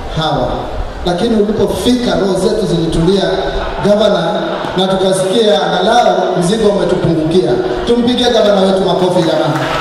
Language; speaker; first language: Swahili; native; Swahili